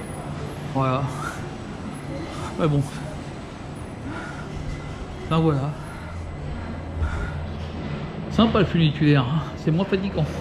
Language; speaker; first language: French; native; French